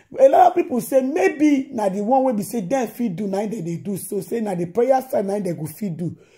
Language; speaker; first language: Nigerian Pidgin; non-native, local second language; Yoruba